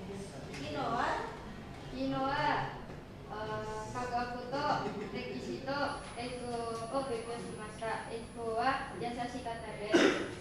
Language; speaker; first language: Japanese; non-native, learner; Indonesian